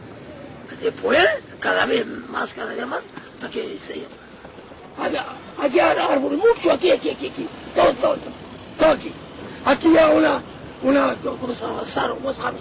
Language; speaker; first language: Spanish; non-native, learner; Riffian